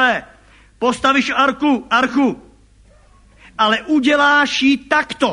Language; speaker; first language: Czech; native; Czech